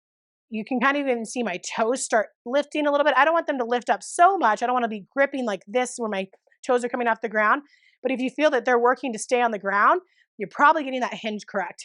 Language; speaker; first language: English; native; English